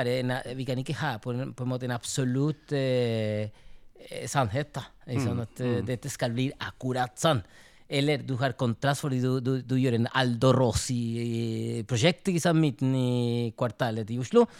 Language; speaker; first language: Norwegian; non-native, fluent; Spanish